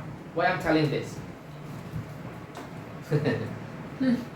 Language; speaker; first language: English; non-native, fluent; Indonesian